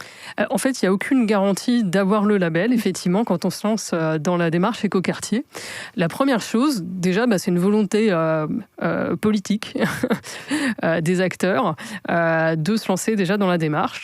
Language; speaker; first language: French; native; French